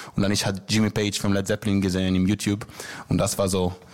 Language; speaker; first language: German; non-native, learner; Hebrew